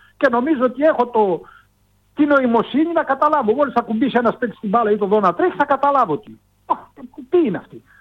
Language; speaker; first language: Greek; native; Greek